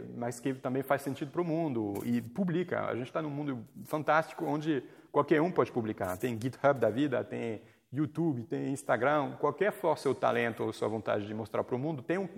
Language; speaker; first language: Portuguese; non-native, fluent; French